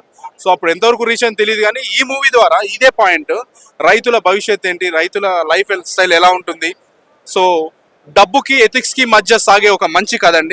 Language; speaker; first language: Telugu; native; Telugu